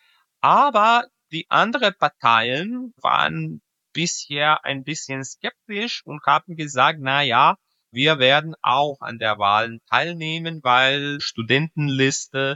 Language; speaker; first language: German; non-native, fluent; Serbian